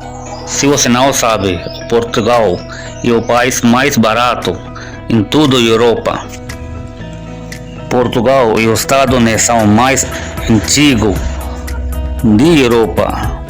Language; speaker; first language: Portuguese; non-native, learner; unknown